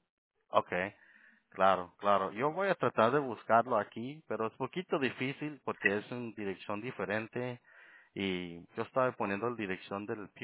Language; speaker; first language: Spanish; early bilingual, heritage; Spanish